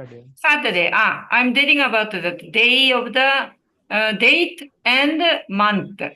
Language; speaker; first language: English; non-native, learner; Japanese